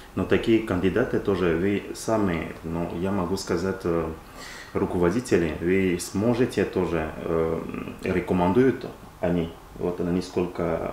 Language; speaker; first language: Russian; non-native, learner; French